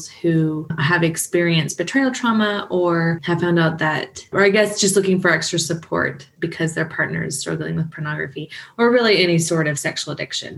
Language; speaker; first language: English; native; English